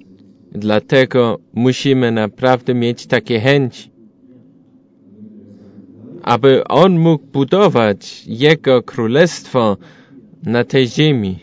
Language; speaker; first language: Polish; non-native, learner; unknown